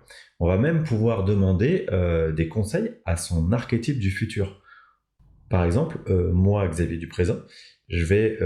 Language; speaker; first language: French; native; French